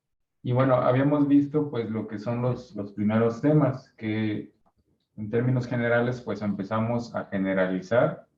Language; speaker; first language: Spanish; native; Spanish